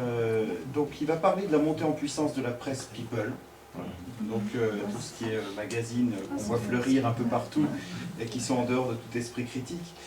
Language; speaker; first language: French; native; French